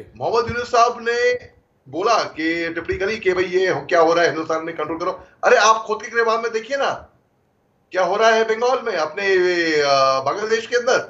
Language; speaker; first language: Hindi; native; Hindi